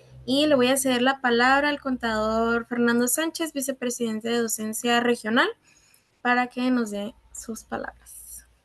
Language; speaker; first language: Spanish; native; Spanish